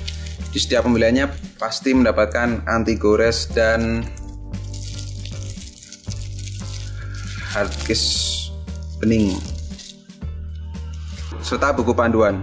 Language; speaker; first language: Indonesian; native; Indonesian